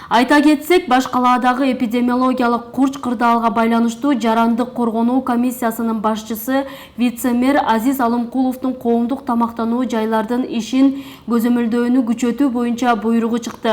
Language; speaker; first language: Kyrgyz; native; Kyrgyz